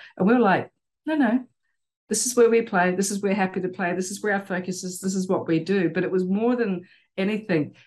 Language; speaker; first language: English; native; English